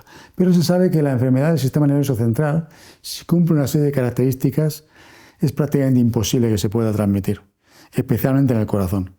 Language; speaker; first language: Spanish; native; Spanish